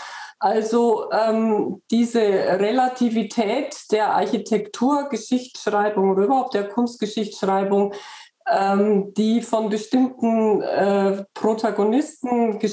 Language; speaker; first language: German; native; German